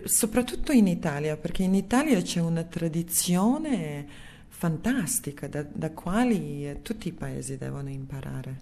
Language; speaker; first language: Italian; non-native, fluent; Serbian